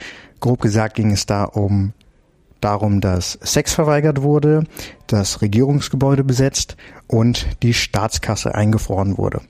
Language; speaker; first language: German; native; German